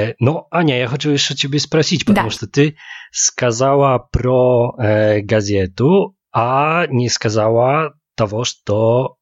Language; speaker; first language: Polish; non-native, learner; Russian